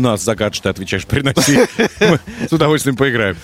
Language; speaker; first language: Russian; native; Russian